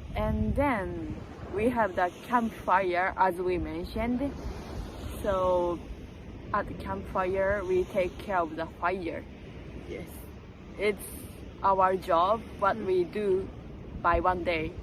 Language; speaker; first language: English; non-native, learner; Japanese